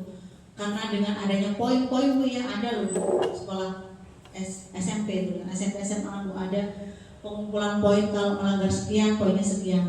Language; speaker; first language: Indonesian; native; Indonesian